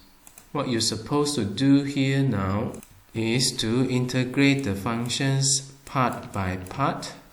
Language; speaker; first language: English; non-native, fluent; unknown